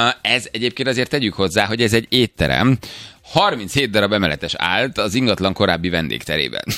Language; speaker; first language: Hungarian; native; Hungarian